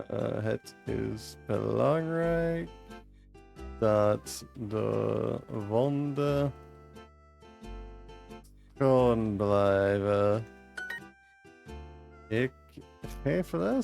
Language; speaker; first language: Dutch; non-native, learner; English